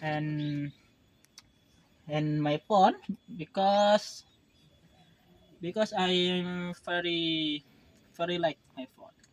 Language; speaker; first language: English; non-native, learner; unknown